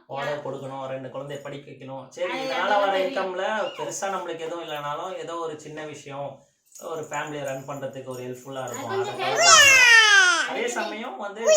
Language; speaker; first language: Tamil; native; Tamil